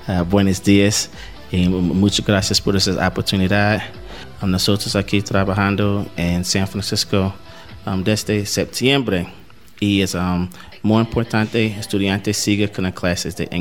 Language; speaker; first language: Spanish; non-native, learner; English